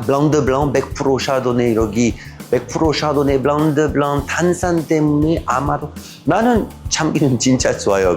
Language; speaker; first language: Korean; non-native, learner; French